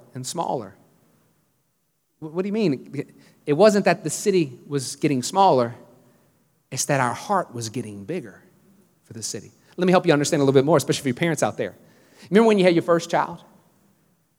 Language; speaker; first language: English; native; English